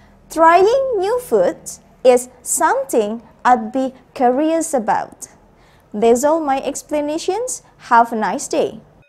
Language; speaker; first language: English; non-native, fluent; Indonesian